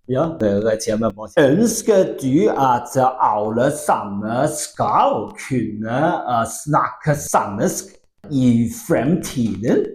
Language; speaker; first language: Norwegian; non-native, fluent; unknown